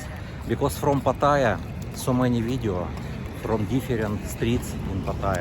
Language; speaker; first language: English; non-native, learner; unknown